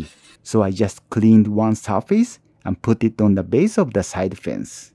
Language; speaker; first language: English; non-native, fluent; Japanese